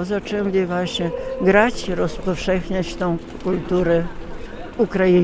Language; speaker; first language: Polish; non-native, local second language; Ukrainian